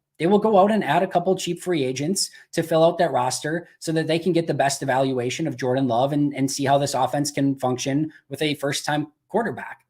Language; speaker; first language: English; native; English